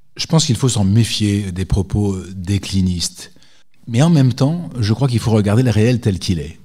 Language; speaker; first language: French; native; French